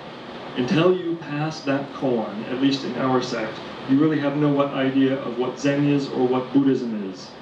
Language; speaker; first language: English; native; English